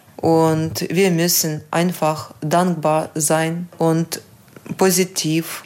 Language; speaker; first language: German; non-native, fluent; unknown